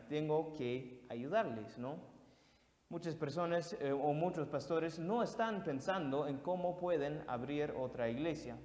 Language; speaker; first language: Spanish; non-native, fluent; English